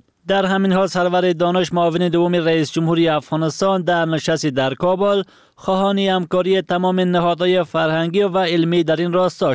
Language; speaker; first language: Persian; native; Persian